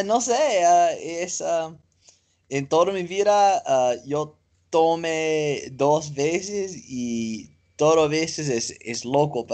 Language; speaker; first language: Spanish; non-native, learner; English